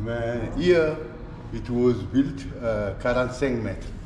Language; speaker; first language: English; non-native, learner; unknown